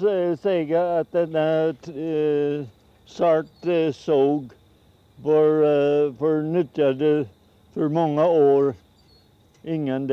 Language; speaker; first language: Swedish; early bilingual, heritage; Swedish